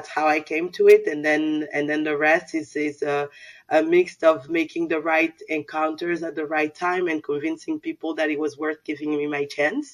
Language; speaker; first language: English; non-native, fluent; Soninke